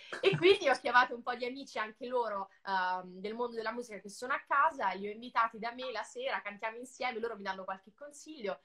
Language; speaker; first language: Italian; native; Italian